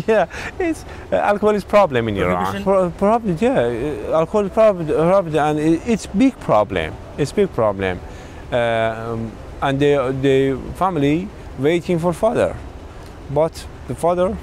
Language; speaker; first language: English; non-native, learner; Persian